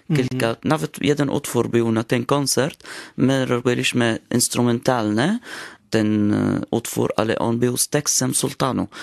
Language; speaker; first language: Polish; non-native, learner; Arabic